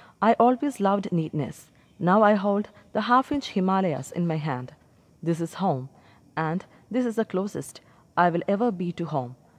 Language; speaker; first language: English; non-native, local second language; Malayalam